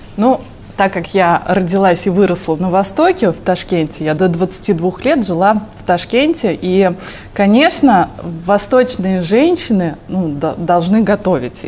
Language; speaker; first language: Russian; native; Russian